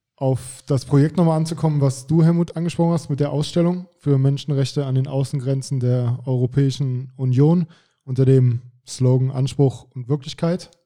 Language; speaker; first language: German; native; German